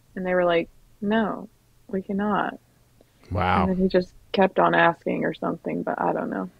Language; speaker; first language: English; native; English